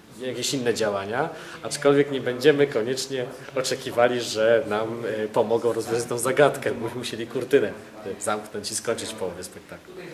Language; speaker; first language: Polish; native; Polish